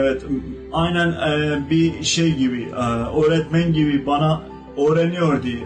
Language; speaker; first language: Turkish; non-native, local second language; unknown